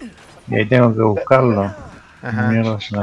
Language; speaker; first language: Spanish; native; Spanish